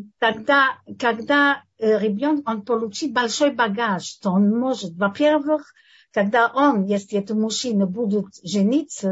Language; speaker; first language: Russian; non-native, fluent; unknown